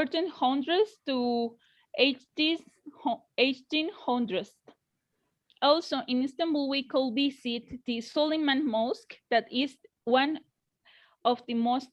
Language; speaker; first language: English; non-native, learner; Spanish